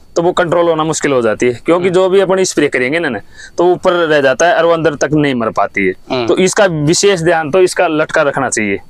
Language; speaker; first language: Hindi; native; Hindi